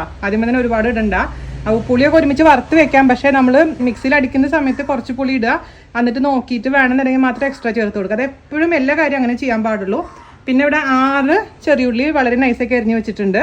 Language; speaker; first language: Malayalam; native; Malayalam